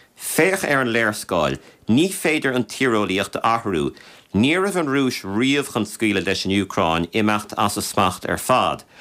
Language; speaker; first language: Irish; native; Irish